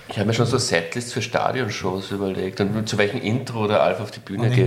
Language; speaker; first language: German; native; German